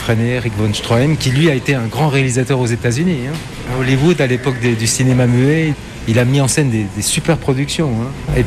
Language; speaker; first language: French; native; French